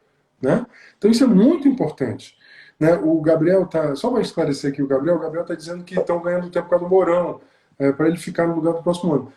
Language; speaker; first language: Portuguese; native; Portuguese